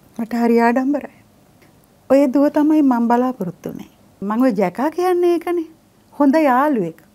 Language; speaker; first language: Sinhala; native; Sinhala